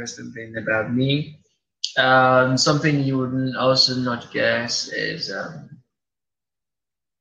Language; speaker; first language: English; non-native, local second language; Igbo